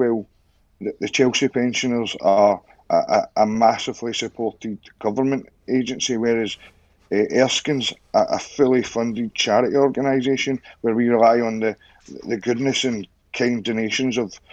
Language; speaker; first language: English; native; English